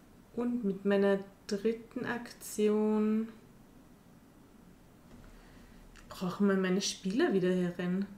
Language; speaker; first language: German; native; German